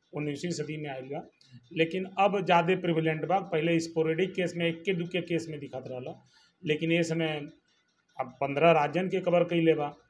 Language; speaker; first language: Hindi; native; Hindi